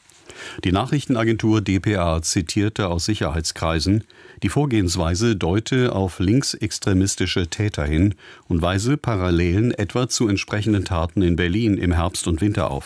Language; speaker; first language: German; native; German